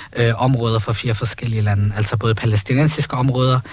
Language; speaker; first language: Danish; early bilingual, other home language; Arabic